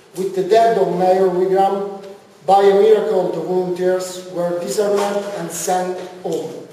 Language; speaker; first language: English; non-native, learner; Italian